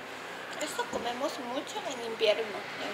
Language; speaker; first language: Spanish; non-native, learner; Korean